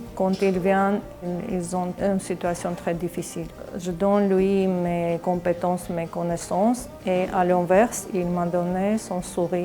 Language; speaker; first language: French; non-native, learner; Armenian